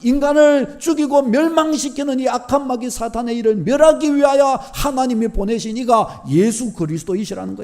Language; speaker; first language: Korean; native; Korean